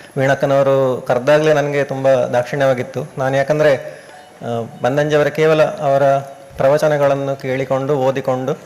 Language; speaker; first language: Kannada; native; Kannada